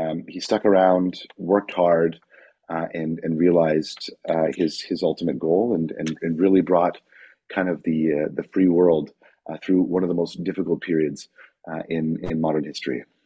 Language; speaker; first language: English; native; English